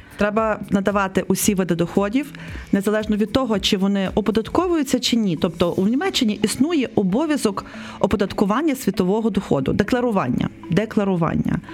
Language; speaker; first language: Ukrainian; native; Ukrainian